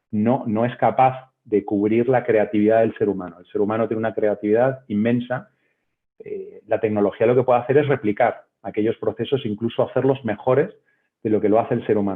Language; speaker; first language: Spanish; native; Spanish